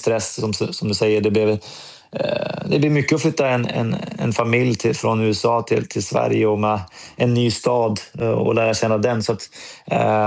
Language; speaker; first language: Swedish; native; Swedish